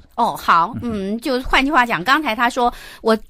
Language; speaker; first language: Chinese; native; Chinese